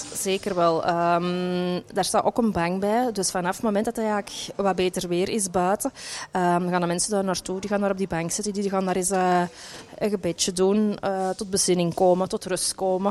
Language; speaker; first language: Dutch; native; Dutch